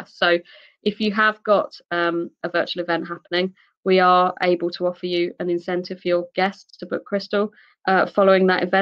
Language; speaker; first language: English; native; English